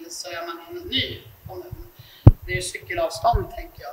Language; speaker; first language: Swedish; native; Swedish